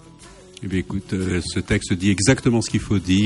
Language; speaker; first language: French; native; French